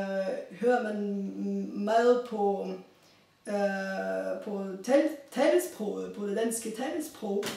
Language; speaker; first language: Danish; non-native, fluent; Bulgarian